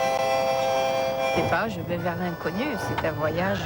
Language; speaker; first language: French; native; French